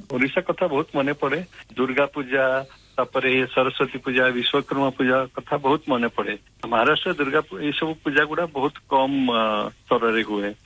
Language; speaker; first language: Odia; non-native, local second language; Marathi